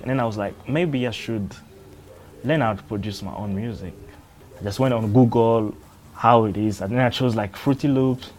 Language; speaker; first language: English; non-native, learner; French